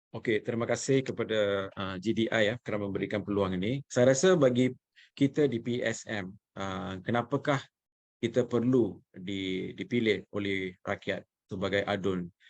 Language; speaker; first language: Malay; non-native, local second language; Tamil